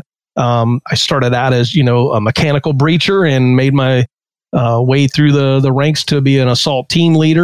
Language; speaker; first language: English; native; English